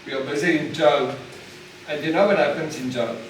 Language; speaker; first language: English; non-native, local second language; Afrikaans